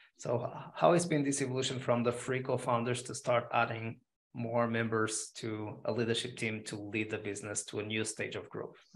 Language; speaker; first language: English; non-native, fluent; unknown